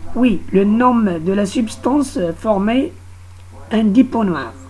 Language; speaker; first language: French; non-native, local second language; Arabic